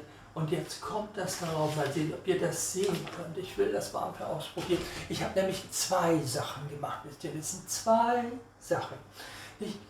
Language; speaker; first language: German; native; German